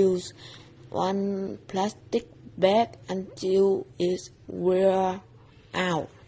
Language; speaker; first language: English; non-native, learner; Vietnamese